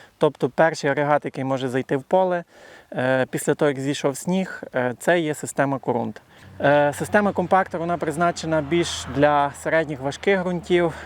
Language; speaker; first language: Ukrainian; native; Ukrainian